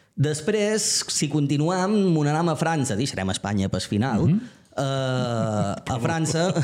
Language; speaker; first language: Catalan; native; Catalan